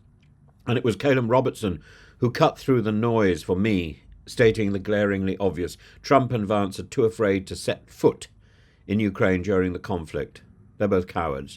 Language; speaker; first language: English; native; English